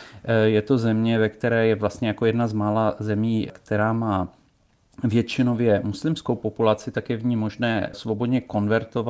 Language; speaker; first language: Czech; native; Czech